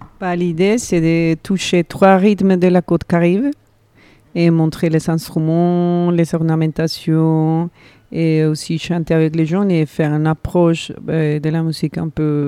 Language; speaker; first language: French; non-native, fluent; Spanish